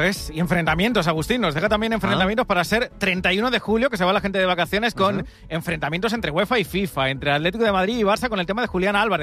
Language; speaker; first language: Spanish; native; Spanish